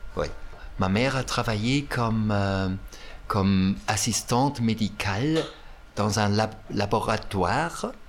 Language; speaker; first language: French; non-native, fluent; German